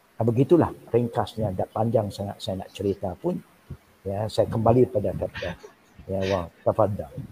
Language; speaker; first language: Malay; non-native, local second language; Min Nan Chinese